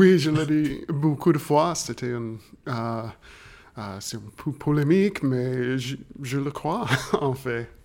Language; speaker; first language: French; non-native, fluent; English